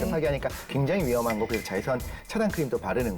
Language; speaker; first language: Korean; native; Korean